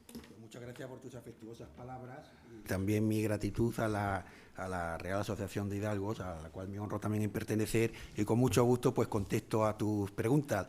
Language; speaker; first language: Spanish; native; Spanish